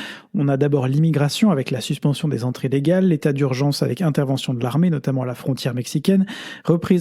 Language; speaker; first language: French; native; French